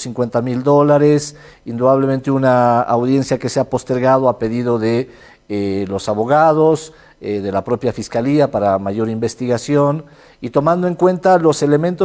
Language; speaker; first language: Spanish; native; Spanish